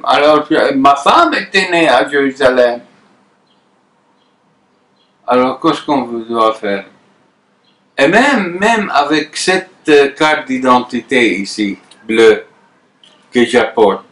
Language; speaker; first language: French; non-native, fluent; Arabic